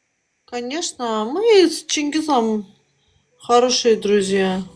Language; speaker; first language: Russian; non-native, local second language; Azerbaijani